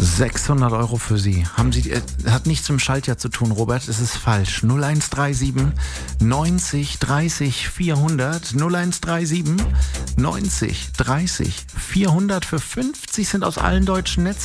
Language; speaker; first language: German; native; German